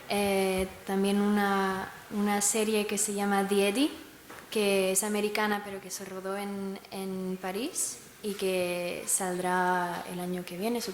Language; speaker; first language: Spanish; non-native, fluent; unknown